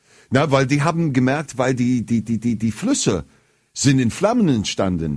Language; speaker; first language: German; non-native, fluent; English